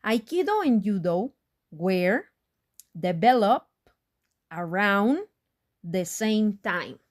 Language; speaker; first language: English; non-native, fluent; Spanish